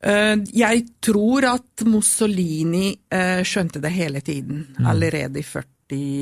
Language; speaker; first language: Norwegian; non-native, fluent; Italian